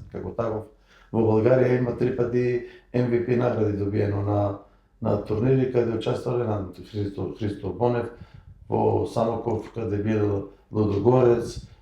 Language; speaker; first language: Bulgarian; non-native, learner; Macedonian